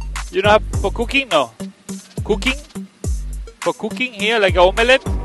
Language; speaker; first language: English; non-native, learner; Spanish